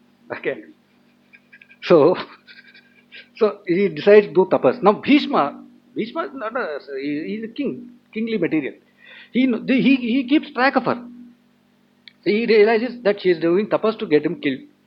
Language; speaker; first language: English; non-native, local second language; Tamil